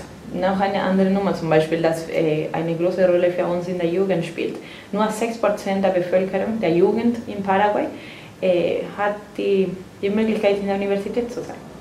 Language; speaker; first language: German; non-native, fluent; Spanish